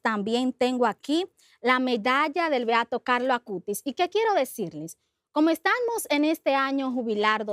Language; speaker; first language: Spanish; native; Spanish